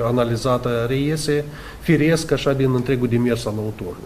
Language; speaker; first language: Romanian; native; Romanian